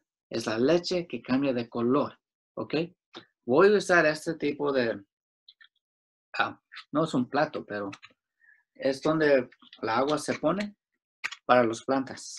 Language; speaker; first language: Spanish; early bilingual, heritage; Spanish